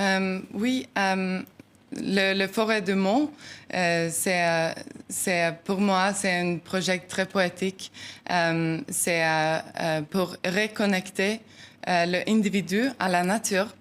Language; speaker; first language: French; non-native, learner; Norwegian